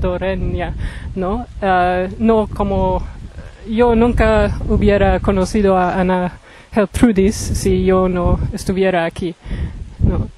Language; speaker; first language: Spanish; non-native, fluent; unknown